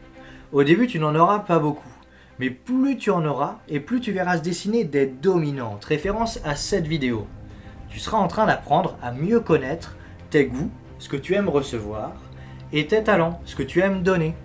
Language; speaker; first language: French; native; French